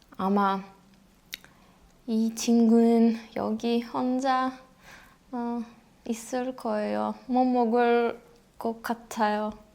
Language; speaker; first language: Korean; non-native, learner; Russian